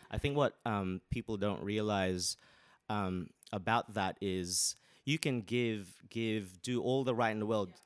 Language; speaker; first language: English; native; English